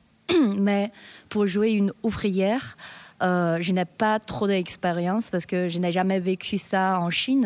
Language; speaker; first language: French; non-native, fluent; Chinese